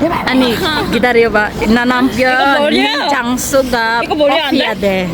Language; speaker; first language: Korean; non-native, learner; Filipino